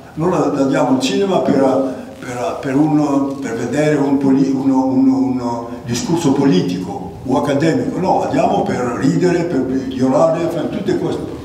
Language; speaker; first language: Italian; non-native, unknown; Greek